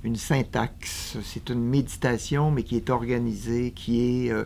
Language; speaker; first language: French; native; French